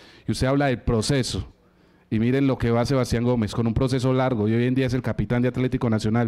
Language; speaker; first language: Spanish; native; Spanish